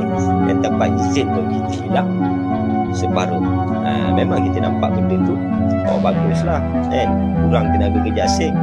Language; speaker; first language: Malay; native; Malay